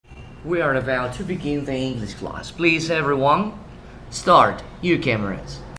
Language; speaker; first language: English; non-native, fluent; Spanish